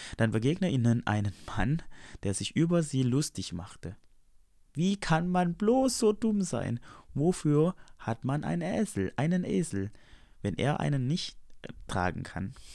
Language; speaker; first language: German; non-native, fluent; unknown